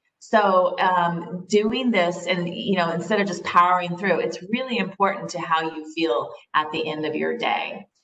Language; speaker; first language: English; native; English